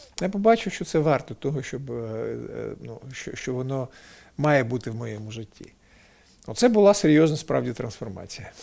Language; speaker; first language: Ukrainian; non-native, local second language; Russian